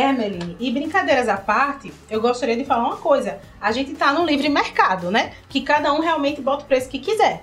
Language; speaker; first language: Portuguese; native; Portuguese